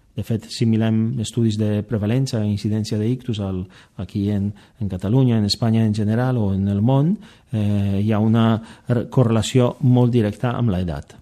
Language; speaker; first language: Catalan; non-native, fluent; Polish